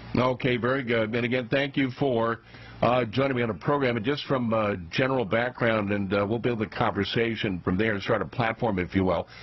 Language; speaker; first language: English; native; English